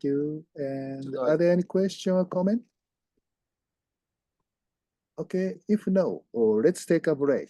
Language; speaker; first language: English; non-native, fluent; Japanese